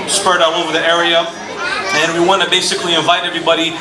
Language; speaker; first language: English; non-native, fluent; Portuguese